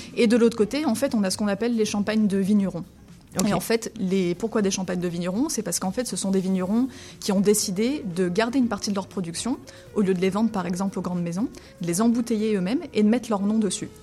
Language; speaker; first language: French; native; French